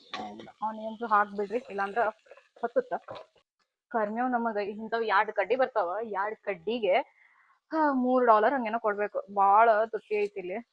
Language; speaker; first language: Kannada; native; Kannada